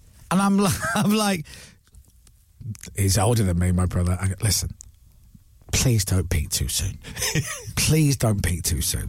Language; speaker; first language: English; native; English